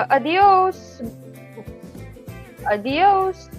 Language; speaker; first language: Spanish; non-native, learner; Hindi